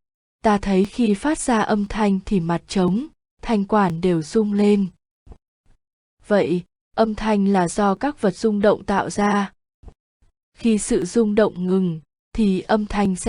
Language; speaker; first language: Vietnamese; native; Vietnamese